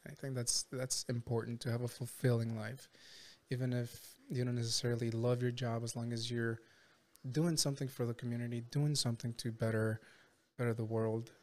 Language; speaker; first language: English; non-native, fluent; Spanish